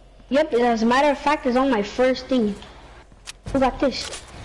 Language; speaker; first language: English; early bilingual, other home language; Spanish